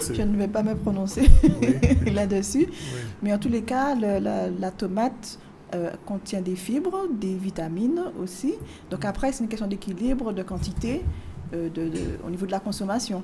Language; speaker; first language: French; native; French